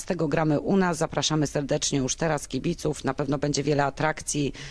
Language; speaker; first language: Polish; native; Polish